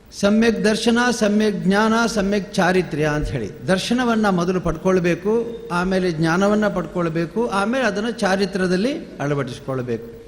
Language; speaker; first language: Kannada; non-native, local second language; Tulu